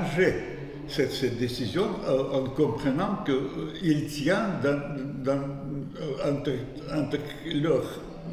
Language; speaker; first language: French; non-native, fluent; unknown